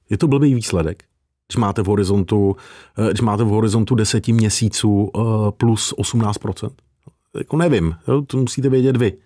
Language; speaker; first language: Czech; native; Czech